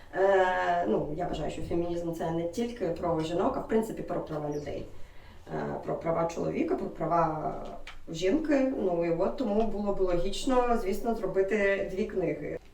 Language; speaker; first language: Ukrainian; non-native, local second language; Russian